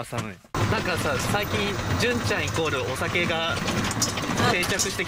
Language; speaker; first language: Japanese; native; Japanese